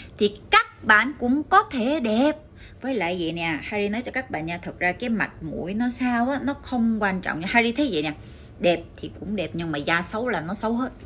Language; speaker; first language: Vietnamese; early bilingual, heritage; Korean